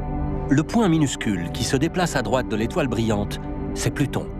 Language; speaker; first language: French; native; French